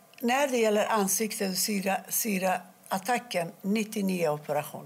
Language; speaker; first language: Swedish; non-native, fluent; Persian